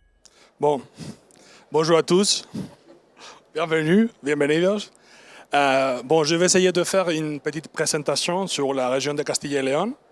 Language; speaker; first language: French; non-native, learner; Spanish